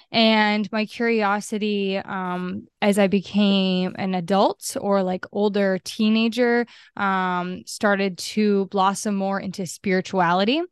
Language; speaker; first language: English; native; English